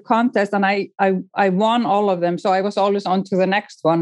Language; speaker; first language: English; non-native, fluent; Icelandic